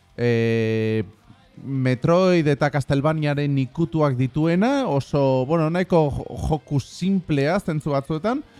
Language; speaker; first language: Basque; non-native, fluent; Spanish